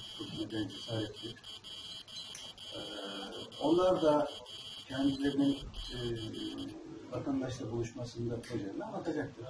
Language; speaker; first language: Turkish; native; Turkish